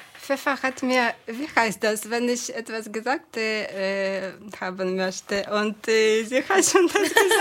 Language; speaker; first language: German; non-native, fluent; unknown